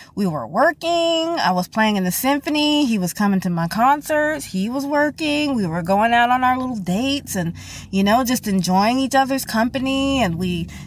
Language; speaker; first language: English; native; English